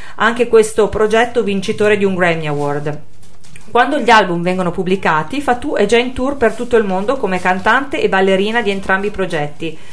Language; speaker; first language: Italian; native; Italian